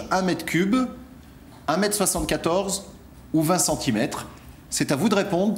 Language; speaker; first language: French; native; French